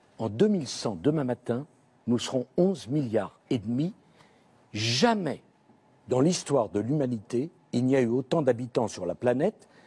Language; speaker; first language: French; native; French